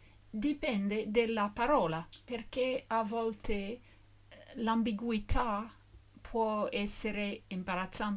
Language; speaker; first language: Italian; non-native, learner; English